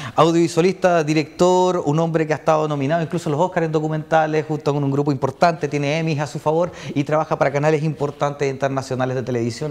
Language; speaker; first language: Spanish; native; Spanish